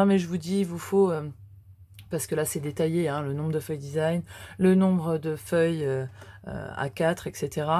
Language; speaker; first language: French; native; French